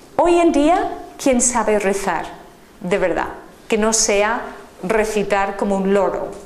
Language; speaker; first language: Spanish; non-native, fluent; English